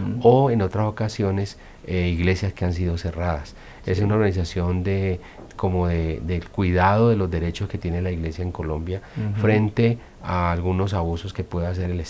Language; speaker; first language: Spanish; native; Spanish